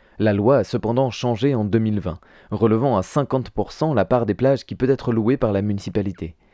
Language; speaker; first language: French; native; French